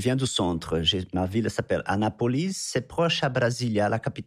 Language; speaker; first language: French; non-native, fluent; Portuguese